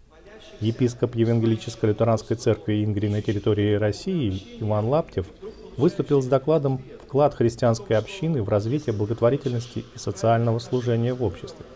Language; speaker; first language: Russian; native; Russian